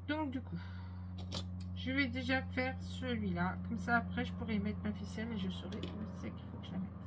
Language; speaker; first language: French; native; French